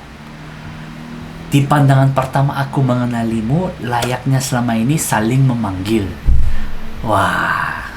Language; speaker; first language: Indonesian; non-native, fluent; Korean